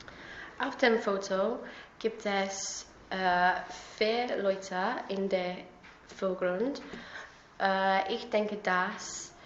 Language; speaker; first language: German; non-native, learner; English